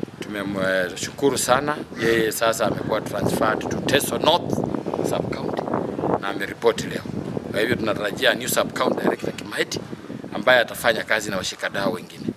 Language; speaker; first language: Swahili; non-native, local second language; Luyia